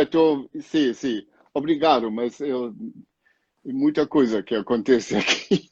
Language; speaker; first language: Portuguese; non-native, fluent; German